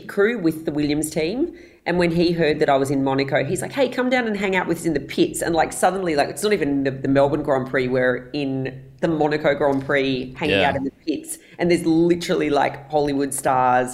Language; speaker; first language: English; native; English